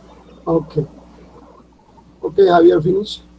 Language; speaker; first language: English; non-native, learner; Spanish